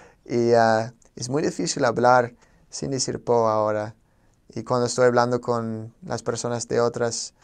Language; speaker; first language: Spanish; non-native, fluent; English